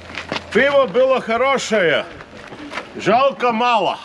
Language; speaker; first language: Russian; non-native, local second language; Latvian